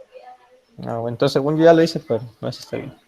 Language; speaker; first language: Spanish; native; Spanish